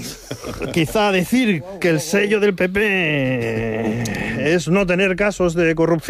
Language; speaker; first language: Spanish; native; Spanish